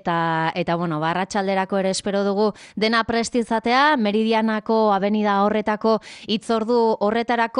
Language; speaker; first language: Basque; native; Basque